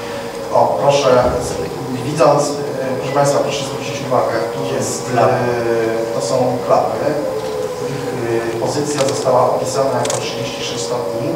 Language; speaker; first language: Polish; native; Polish